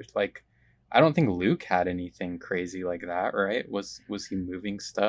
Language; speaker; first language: English; native; English